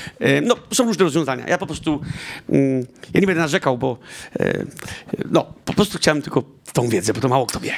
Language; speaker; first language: Polish; early bilingual, heritage; Polish